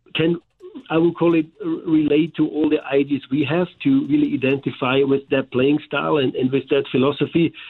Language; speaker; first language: English; non-native, fluent; German